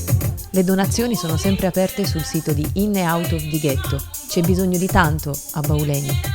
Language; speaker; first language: Italian; native; Italian